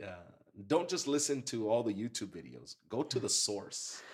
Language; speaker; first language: English; early bilingual, other home language; Spanish